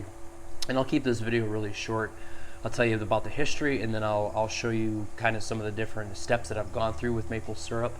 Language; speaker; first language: English; native; English